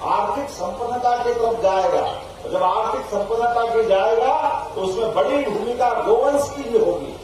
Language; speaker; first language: Hindi; native; Hindi